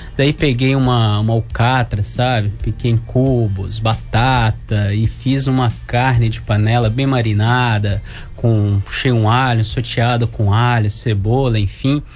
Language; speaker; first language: Portuguese; native; Portuguese